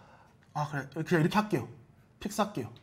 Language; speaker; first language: Korean; native; Korean